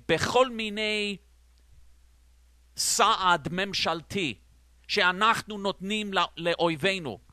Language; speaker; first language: Hebrew; non-native, fluent; English